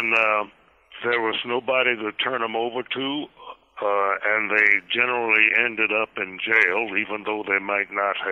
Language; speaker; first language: English; native; English